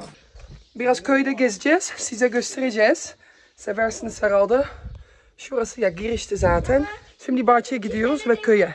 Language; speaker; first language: Turkish; early bilingual, heritage; Turkish